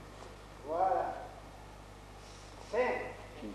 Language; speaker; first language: French; native; French